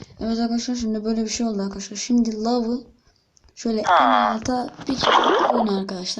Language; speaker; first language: Turkish; native; Turkish